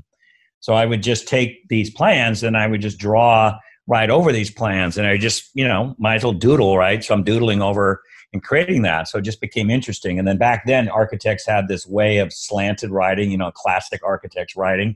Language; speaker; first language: English; native; English